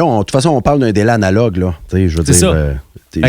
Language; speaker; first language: French; native; French